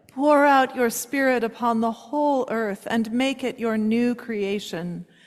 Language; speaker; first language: English; native; English